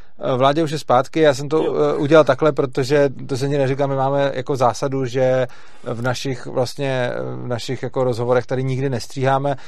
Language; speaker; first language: Czech; native; Czech